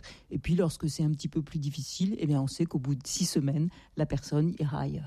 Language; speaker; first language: French; native; French